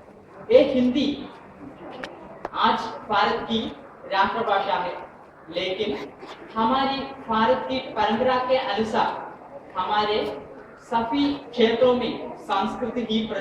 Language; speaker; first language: Hindi; non-native, local second language; Malayalam